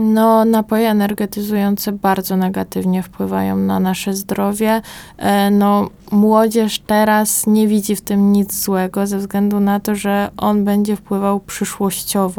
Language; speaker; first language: Polish; native; Polish